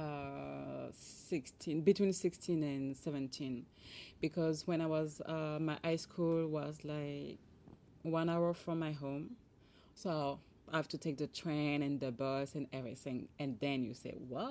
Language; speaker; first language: English; non-native, fluent; French